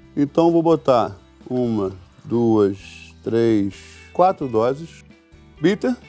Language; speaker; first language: Portuguese; non-native, fluent; English